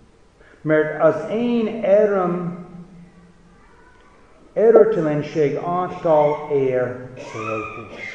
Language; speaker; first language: Hungarian; non-native, fluent; English